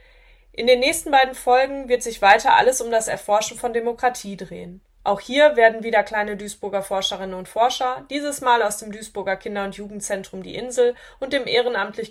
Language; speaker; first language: German; native; German